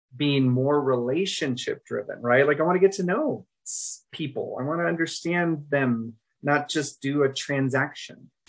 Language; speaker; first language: English; early bilingual, other home language; Spanish